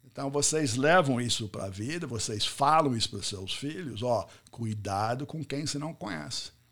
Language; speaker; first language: Portuguese; non-native, fluent; English